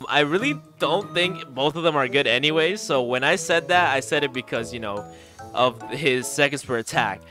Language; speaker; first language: English; early bilingual, other home language; Spanish